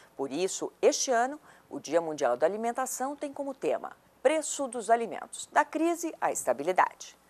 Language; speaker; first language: Portuguese; native; Portuguese